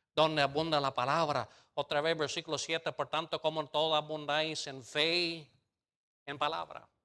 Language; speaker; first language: Spanish; non-native, fluent; English